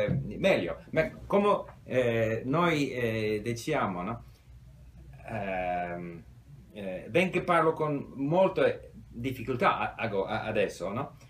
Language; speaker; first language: Italian; non-native, fluent; English